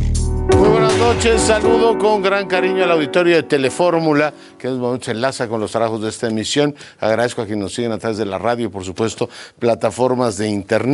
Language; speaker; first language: Spanish; native; Spanish